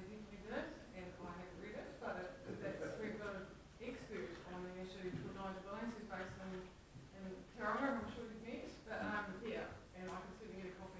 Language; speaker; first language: English; native; English